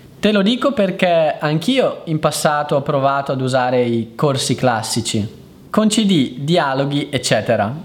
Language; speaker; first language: Italian; native; Italian